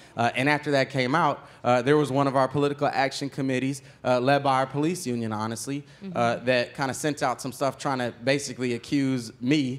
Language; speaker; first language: English; native; English